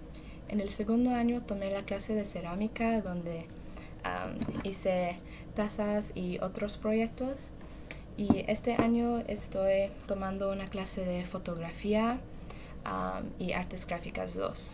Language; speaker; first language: Spanish; early bilingual, heritage; Spanish